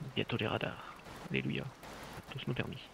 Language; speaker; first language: French; native; French